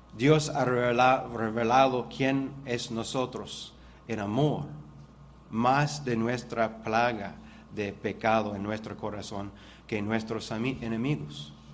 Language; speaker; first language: Spanish; non-native, fluent; English